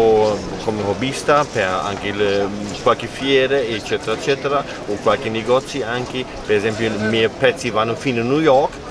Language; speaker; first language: Italian; non-native, fluent; German